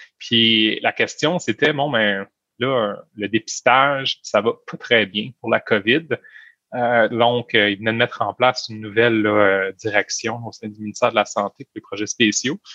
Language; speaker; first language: French; native; French